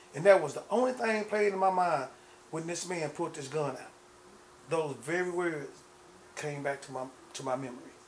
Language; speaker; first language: English; native; English